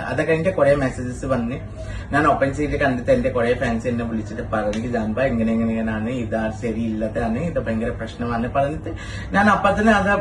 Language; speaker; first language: Malayalam; non-native, fluent; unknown